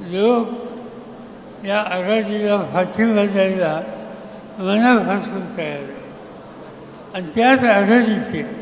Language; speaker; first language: Marathi; native; Marathi